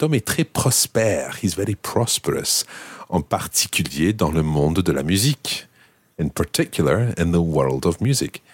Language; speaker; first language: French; non-native, fluent; English